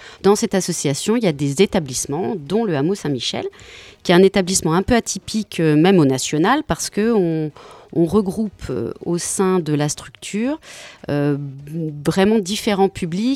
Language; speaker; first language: French; native; French